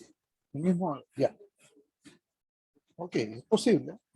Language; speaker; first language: Spanish; native; Spanish